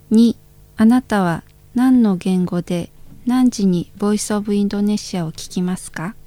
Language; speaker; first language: Japanese; non-native, learner; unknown